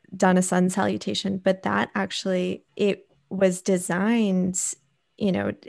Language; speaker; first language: English; native; English